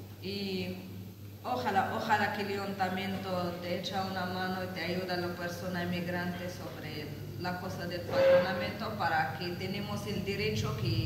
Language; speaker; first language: Spanish; non-native, learner; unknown